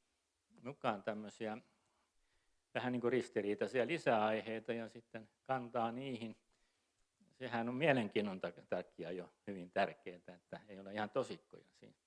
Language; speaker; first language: Finnish; native; Finnish